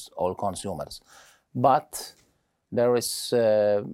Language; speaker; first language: English; non-native, learner; Polish